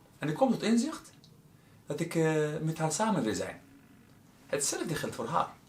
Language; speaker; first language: Dutch; non-native, fluent; Arabic